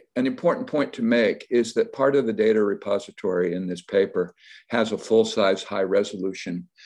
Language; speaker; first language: English; native; English